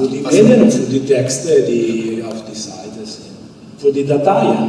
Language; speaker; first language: German; non-native, fluent; Italian